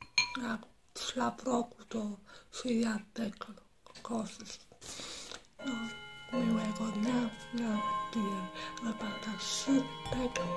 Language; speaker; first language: Polish; non-native, learner; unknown